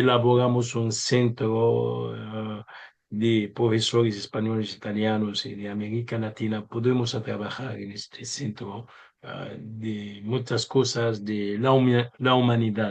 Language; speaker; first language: Spanish; non-native, learner; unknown